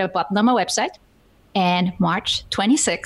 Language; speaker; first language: English; non-native, fluent; Icelandic